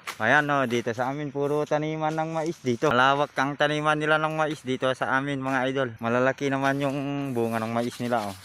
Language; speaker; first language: Filipino; non-native, local second language; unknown